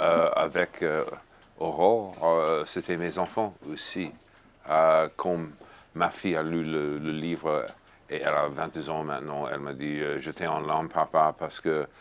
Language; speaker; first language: French; non-native, fluent; English